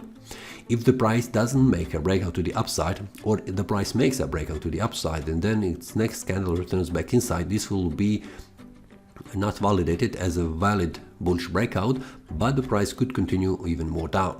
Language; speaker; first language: English; non-native, fluent; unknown